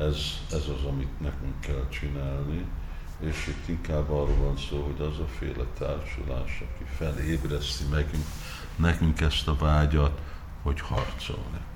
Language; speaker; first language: Hungarian; early bilingual, heritage; Hungarian